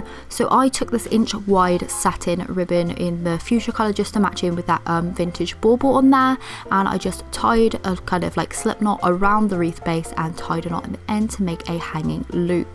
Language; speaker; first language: English; native; English